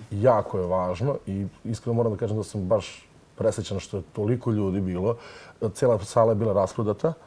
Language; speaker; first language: Serbian; native; Serbian